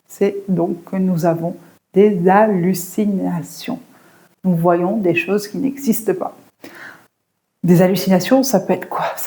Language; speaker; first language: French; native; French